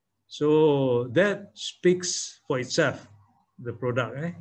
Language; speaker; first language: English; non-native, local second language; Malay